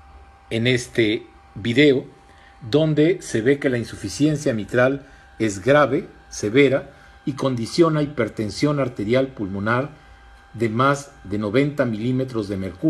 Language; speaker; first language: Spanish; native; Spanish